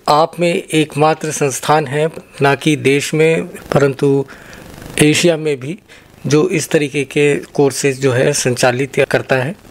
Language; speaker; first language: Hindi; native; Hindi